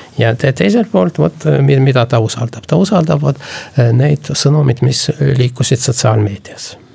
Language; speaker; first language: Estonian; non-native, local second language; Russian